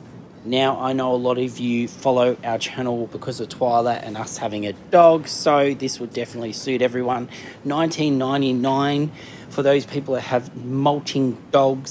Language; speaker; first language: English; native; English